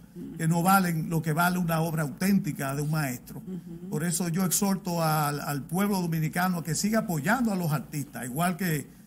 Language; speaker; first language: Spanish; native; Spanish